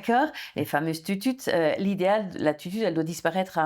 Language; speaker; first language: French; native; French